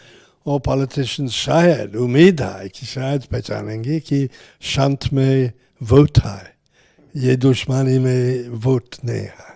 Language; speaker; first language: Hindi; non-native, fluent; English